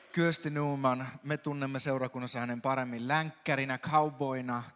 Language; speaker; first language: Finnish; native; Finnish